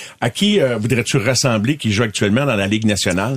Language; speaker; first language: French; native; French